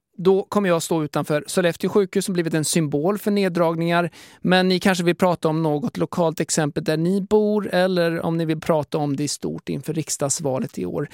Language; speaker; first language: Swedish; native; Swedish